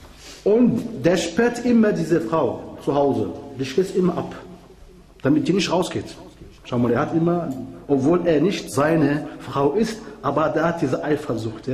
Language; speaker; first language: German; non-native, fluent; Arabic